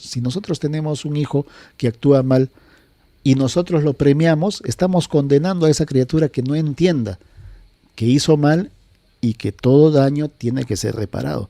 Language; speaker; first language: Spanish; native; Spanish